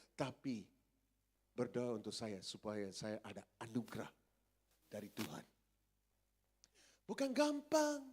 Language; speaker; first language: Indonesian; non-native, fluent; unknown